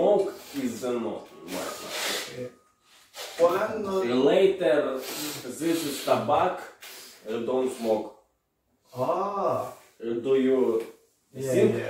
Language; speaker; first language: English; non-native, learner; Russian